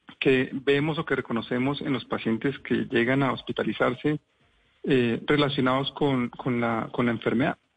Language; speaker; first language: Spanish; native; Spanish